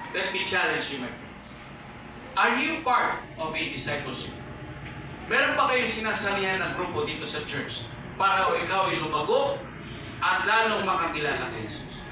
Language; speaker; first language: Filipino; non-native, local second language; Pampanga